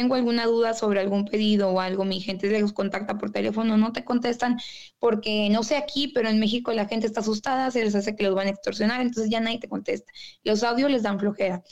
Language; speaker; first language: Spanish; native; Spanish